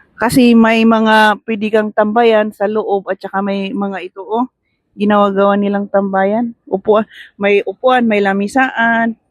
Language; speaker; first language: Filipino; non-native, local second language; Cebuano